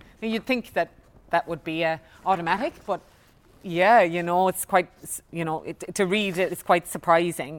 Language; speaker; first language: English; native; English